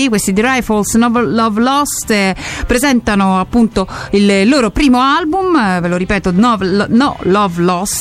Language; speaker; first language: Italian; native; Italian